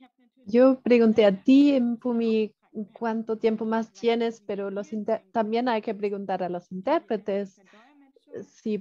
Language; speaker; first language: Spanish; non-native, fluent; German